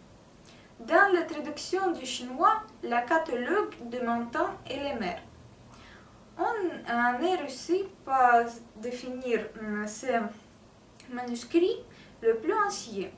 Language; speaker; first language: French; non-native, learner; Russian